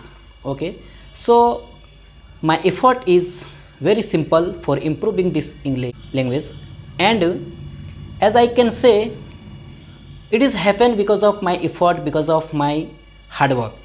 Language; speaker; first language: English; non-native, learner; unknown